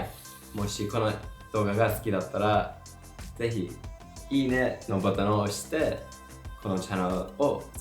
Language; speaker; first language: Japanese; non-native, learner; English